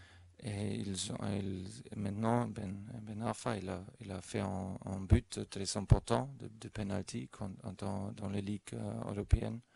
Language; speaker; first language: French; non-native, fluent; German